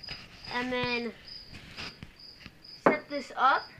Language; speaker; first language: English; native; English